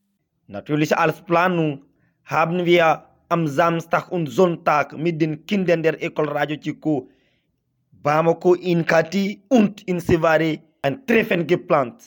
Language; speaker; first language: German; non-native, fluent; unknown